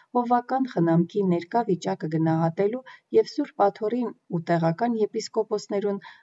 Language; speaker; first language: Armenian; native; Armenian